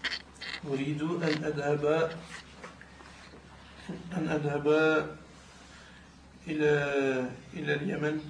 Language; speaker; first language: Arabic; non-native, learner; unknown